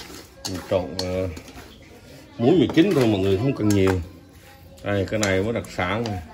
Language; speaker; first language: Vietnamese; non-native, local second language; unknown